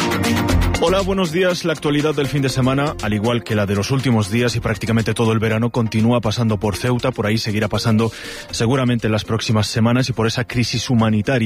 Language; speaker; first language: Spanish; native; Spanish